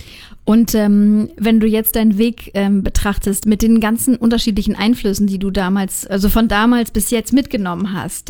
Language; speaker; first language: German; native; German